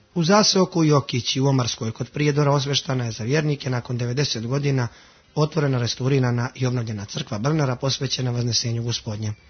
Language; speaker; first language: Serbian; native; Serbian